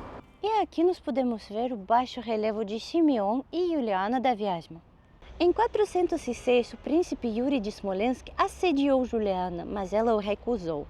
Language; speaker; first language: Portuguese; non-native, fluent; Russian